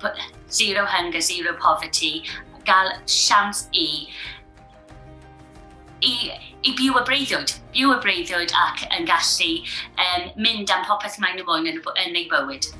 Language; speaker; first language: Welsh; non-native, local second language; English